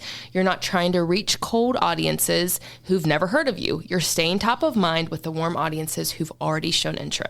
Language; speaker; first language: English; native; English